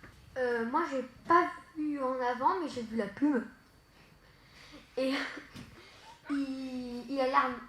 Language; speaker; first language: French; native; French